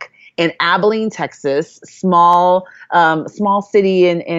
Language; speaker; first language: English; native; English